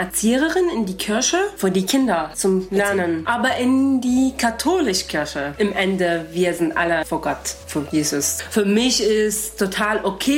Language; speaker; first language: German; non-native, learner; Arabic